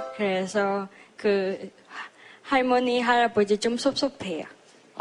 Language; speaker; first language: Korean; non-native, learner; Chinese